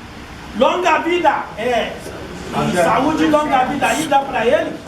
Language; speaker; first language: Portuguese; non-native, fluent; Yoruba